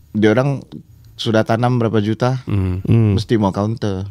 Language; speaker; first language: Malay; native; Malay